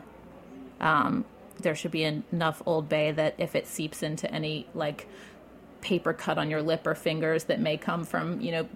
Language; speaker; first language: English; native; English